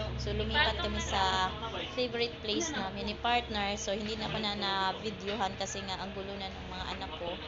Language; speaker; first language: Filipino; native; Filipino